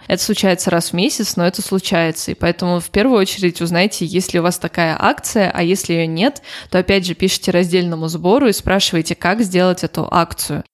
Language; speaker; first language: Russian; native; Russian